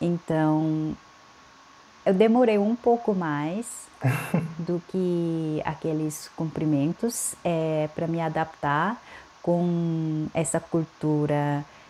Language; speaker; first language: Portuguese; non-native, fluent; Korean